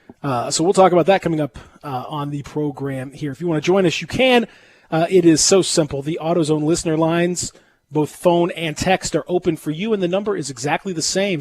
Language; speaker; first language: English; native; English